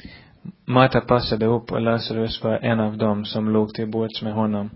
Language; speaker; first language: Swedish; non-native, fluent; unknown